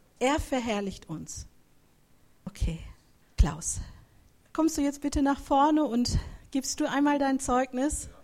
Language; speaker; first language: German; native; German